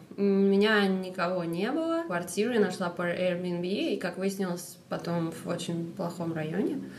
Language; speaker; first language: Russian; native; Russian